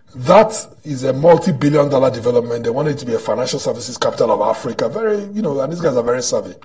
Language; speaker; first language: English; non-native, local second language; Igbo